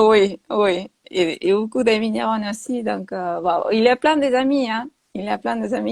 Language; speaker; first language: French; non-native, fluent; Spanish